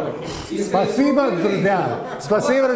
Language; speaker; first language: Russian; non-native, fluent; English